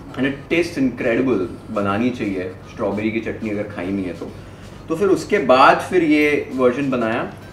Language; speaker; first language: Hindi; non-native, local second language; Punjabi